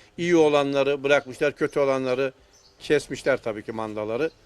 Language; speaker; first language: Turkish; native; Turkish